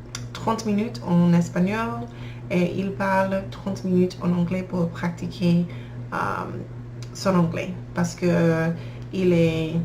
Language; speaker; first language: French; non-native, learner; English